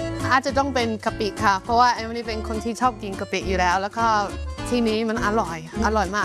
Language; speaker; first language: Thai; non-native, fluent; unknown